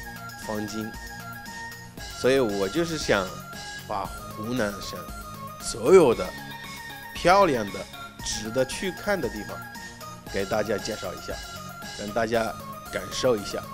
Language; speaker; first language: Chinese; non-native, fluent; Arabic